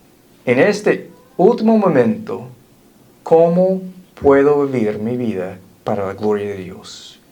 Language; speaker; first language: Spanish; non-native, fluent; English